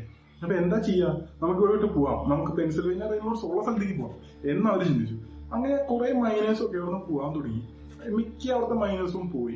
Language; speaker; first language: Malayalam; native; Malayalam